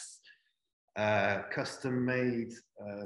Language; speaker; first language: English; native; English